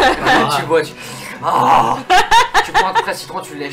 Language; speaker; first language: French; native; French